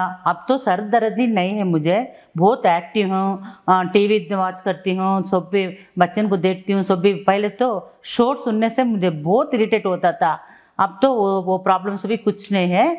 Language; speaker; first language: Hindi; non-native, local second language; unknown